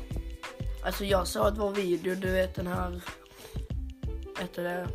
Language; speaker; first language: Swedish; native; Swedish